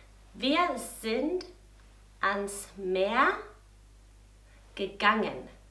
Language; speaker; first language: German; non-native, fluent; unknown